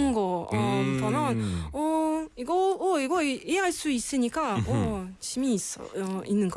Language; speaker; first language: Korean; non-native, learner; Russian